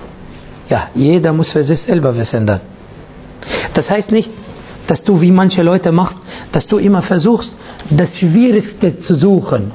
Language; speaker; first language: German; non-native, fluent; Arabic